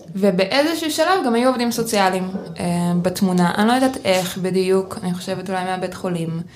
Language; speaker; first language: Hebrew; early bilingual, other home language; Russian